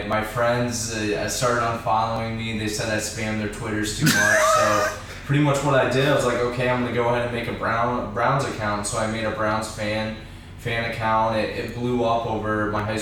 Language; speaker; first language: English; native; English